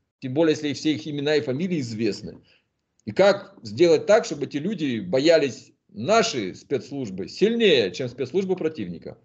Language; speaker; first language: Russian; native; Russian